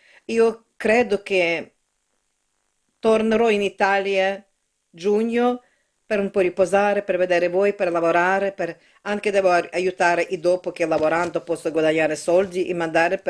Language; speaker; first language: Italian; non-native, learner; Ukrainian